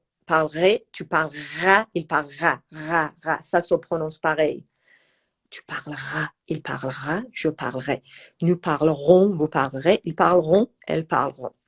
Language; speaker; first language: French; non-native, fluent; Persian